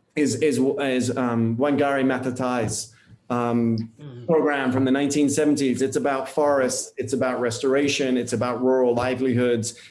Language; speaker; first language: English; native; English